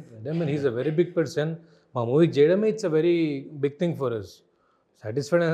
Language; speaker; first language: Telugu; native; Telugu